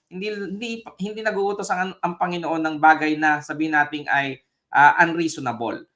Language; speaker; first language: Filipino; native; Filipino